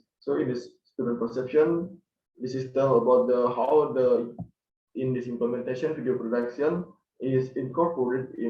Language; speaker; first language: English; non-native, learner; Indonesian